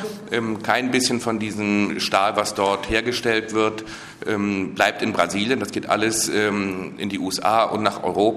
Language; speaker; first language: German; native; German